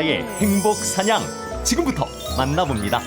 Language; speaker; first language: Korean; native; Korean